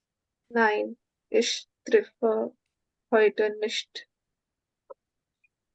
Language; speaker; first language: German; non-native, learner; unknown